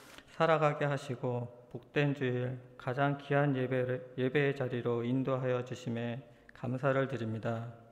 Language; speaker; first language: Korean; native; Korean